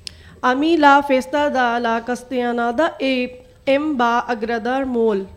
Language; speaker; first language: Catalan; non-native, learner; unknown